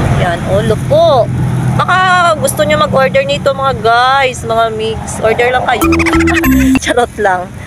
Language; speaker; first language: Filipino; non-native, local second language; Hiligaynon